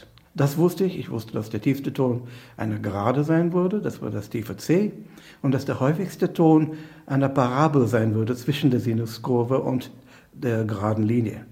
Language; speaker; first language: German; non-native, fluent; English